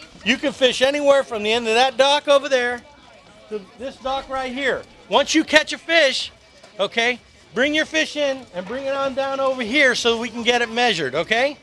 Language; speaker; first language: English; native; English